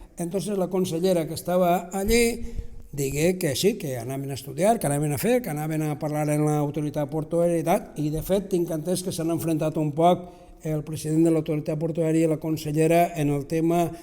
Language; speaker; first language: Catalan; native; Catalan